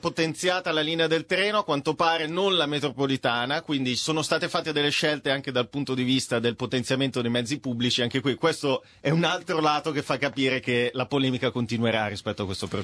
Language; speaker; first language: Italian; native; Italian